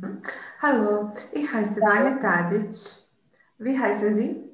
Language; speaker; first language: German; non-native, learner; Serbian